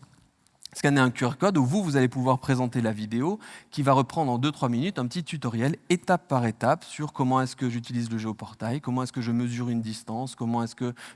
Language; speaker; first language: French; native; French